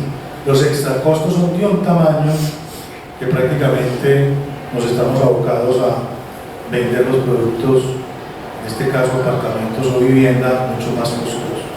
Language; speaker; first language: Spanish; native; Spanish